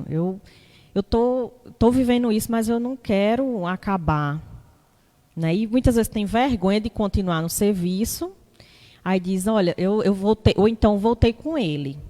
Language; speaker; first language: Portuguese; native; Portuguese